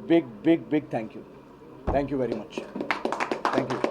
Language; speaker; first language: Telugu; native; Telugu